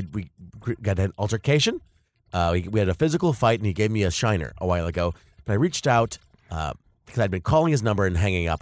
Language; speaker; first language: English; native; English